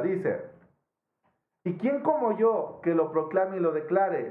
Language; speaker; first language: Spanish; native; Spanish